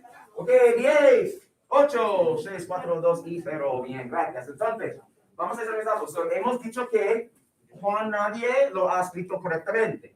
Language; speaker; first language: Spanish; non-native, fluent; English